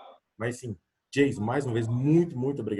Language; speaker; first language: Portuguese; native; Portuguese